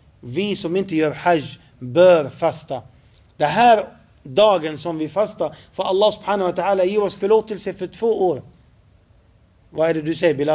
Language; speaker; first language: Swedish; non-native, fluent; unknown